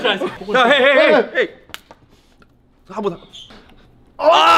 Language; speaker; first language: Korean; native; Korean